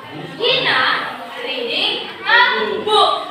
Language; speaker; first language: English; non-native, learner; Indonesian